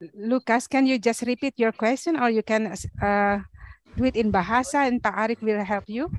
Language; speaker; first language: English; non-native, learner; Indonesian